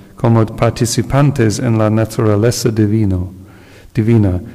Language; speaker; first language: Spanish; non-native, fluent; English